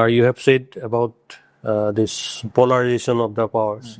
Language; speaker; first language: English; non-native, local second language; Assamese